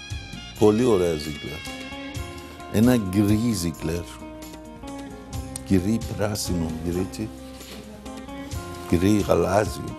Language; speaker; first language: Greek; non-native, fluent; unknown